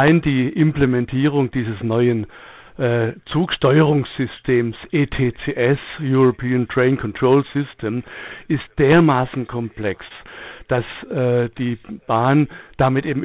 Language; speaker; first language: German; native; German